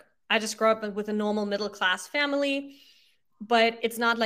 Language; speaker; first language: English; non-native, fluent; German